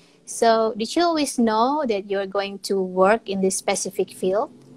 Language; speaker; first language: English; non-native, fluent; Indonesian